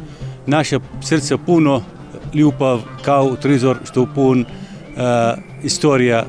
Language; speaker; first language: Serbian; non-native, learner; Arabic